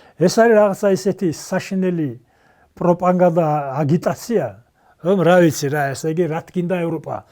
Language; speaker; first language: Georgian; non-native, local second language; Svan